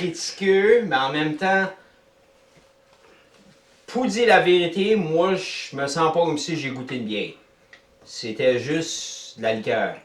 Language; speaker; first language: French; native; French